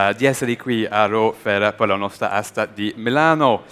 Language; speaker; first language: Italian; non-native, learner; English